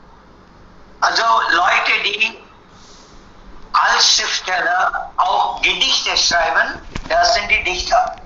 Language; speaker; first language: German; non-native, fluent; Tamil